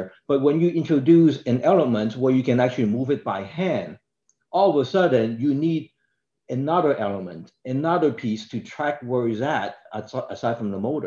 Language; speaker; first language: English; non-native, local second language; Cantonese